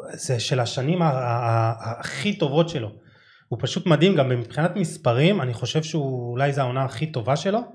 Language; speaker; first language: Hebrew; native; Hebrew